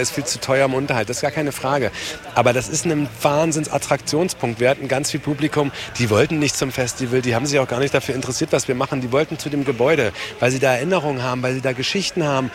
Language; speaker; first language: German; native; German